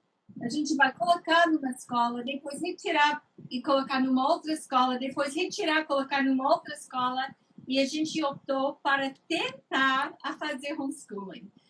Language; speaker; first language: Portuguese; non-native, fluent; English